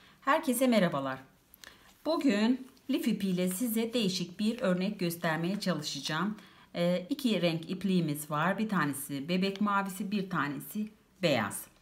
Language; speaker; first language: Turkish; native; Turkish